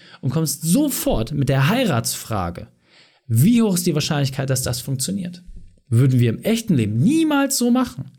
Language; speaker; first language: German; native; German